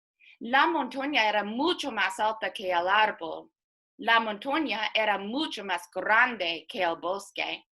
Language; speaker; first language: Spanish; non-native, fluent; English